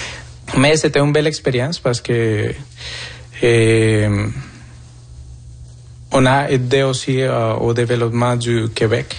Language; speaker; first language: French; non-native, fluent; Spanish